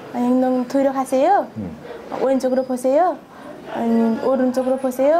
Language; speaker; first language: Korean; non-native, learner; Nepali